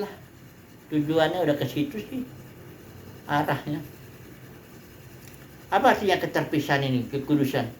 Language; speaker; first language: Indonesian; native; Indonesian